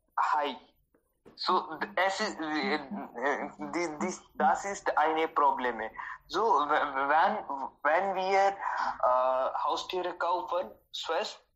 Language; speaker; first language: German; non-native, learner; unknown